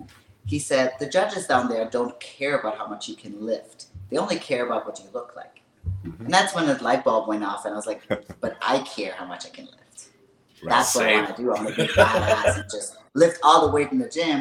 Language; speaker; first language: English; non-native, fluent; German